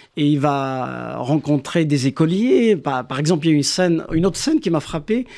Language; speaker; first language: French; non-native, local second language; Kabyle